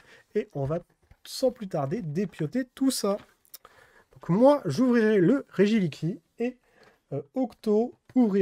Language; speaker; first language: French; native; French